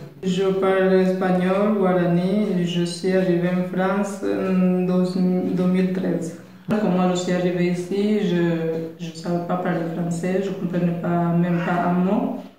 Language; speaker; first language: French; non-native, learner; Spanish